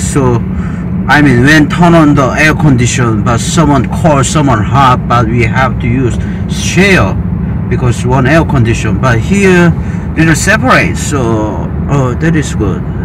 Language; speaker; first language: English; non-native, learner; Korean